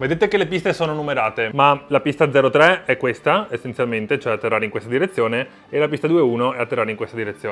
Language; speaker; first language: Italian; native; Italian